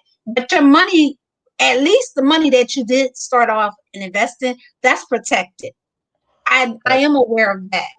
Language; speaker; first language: English; native; English